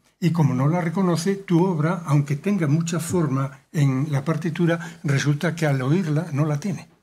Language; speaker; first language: Spanish; native; Spanish